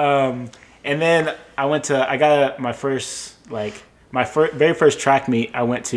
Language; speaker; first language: English; native; English